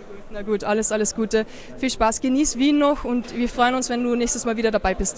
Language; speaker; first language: German; native; German